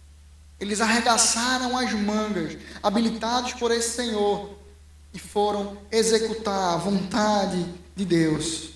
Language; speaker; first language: Portuguese; native; Portuguese